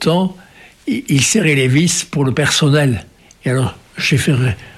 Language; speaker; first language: French; native; French